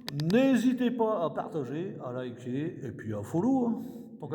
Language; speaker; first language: French; native; French